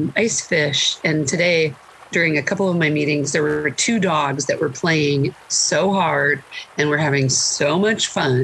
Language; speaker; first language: English; native; English